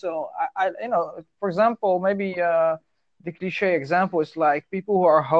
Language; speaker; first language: English; non-native, fluent; Dutch